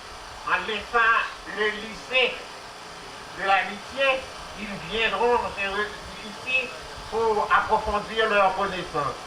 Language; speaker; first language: French; non-native, local second language; Haitian Creole